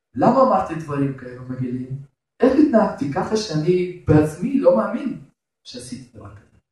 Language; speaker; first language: Hebrew; non-native, fluent; Russian